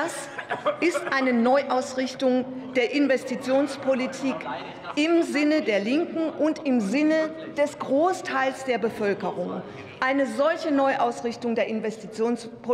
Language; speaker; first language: German; native; German